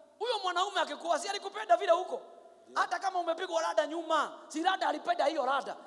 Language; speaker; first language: Swahili; non-native, local second language; Kikuyu